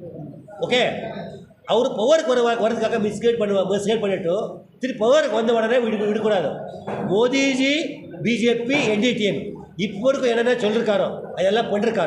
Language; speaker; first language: Tamil; non-native, learner; Kannada